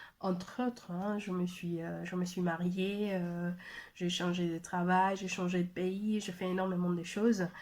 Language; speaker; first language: French; non-native, fluent; Spanish